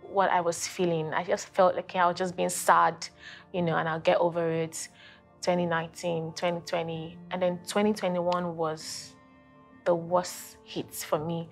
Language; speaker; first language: English; non-native, local second language; Igbo